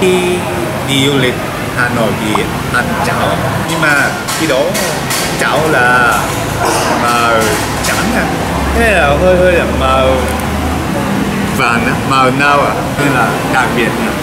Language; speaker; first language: Vietnamese; non-native, learner; Japanese